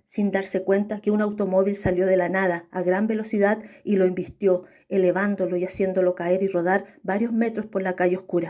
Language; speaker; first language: Spanish; native; Spanish